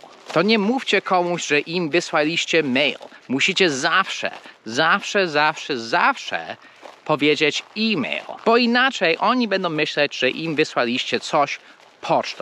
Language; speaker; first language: Polish; non-native, fluent; English